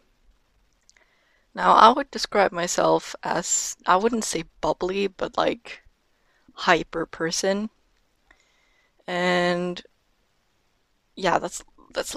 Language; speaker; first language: English; non-native, fluent; Norwegian